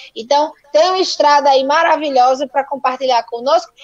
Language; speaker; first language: Portuguese; native; Portuguese